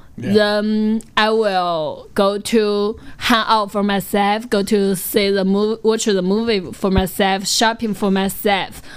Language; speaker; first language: English; non-native, learner; Chinese